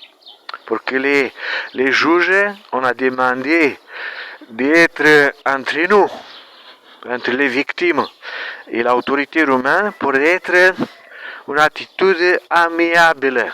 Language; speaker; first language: French; non-native, learner; Romanian